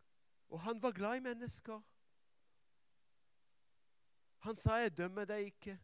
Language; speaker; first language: Norwegian; non-native, fluent; Hebrew